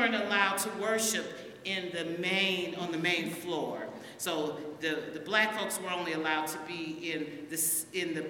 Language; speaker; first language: English; native; English